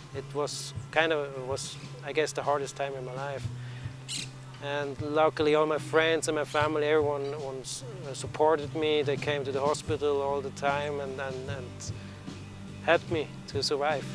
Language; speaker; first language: English; non-native, fluent; Swiss German